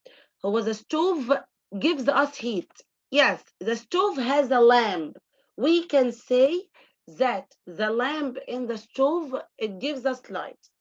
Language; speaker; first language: English; non-native, fluent; Arabic